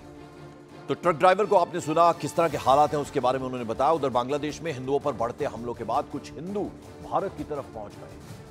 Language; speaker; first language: Hindi; native; Hindi